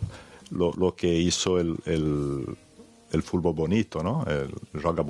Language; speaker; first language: Spanish; early bilingual, heritage; Spanish